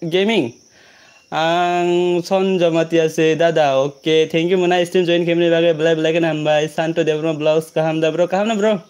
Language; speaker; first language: Hindi; non-native, local second language; Kok Borok